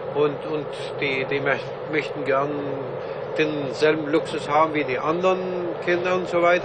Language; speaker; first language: German; non-native, fluent; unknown